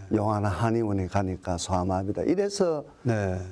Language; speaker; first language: Korean; native; Korean